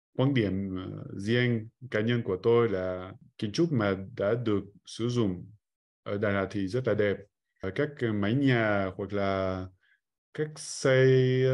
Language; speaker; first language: Vietnamese; non-native, fluent; French